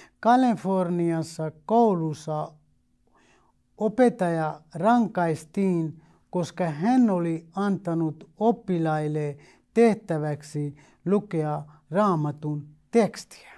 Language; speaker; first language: Finnish; non-native, fluent; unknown